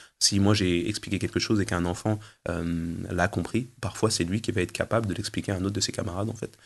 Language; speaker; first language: French; early bilingual, other home language; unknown